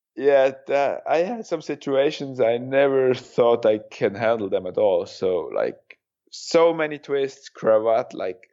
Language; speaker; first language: English; non-native, fluent; German